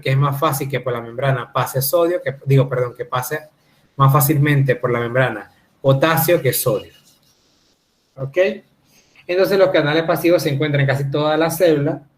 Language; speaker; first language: Spanish; native; Spanish